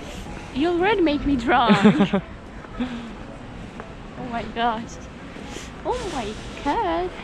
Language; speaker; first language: English; non-native, learner; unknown